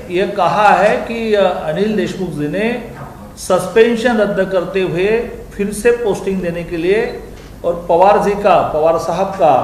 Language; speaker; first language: Hindi; non-native, local second language; Marathi